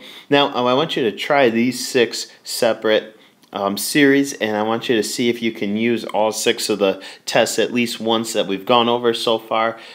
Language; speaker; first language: English; native; English